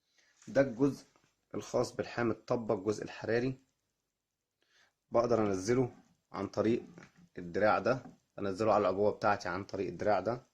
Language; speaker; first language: Arabic; native; Arabic